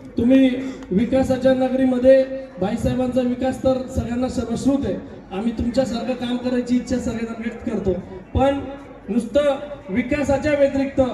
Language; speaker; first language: Marathi; native; Marathi